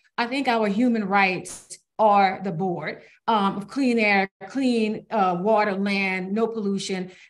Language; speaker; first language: English; native; English